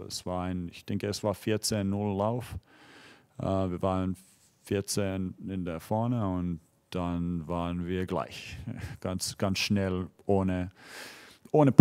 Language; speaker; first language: German; non-native, fluent; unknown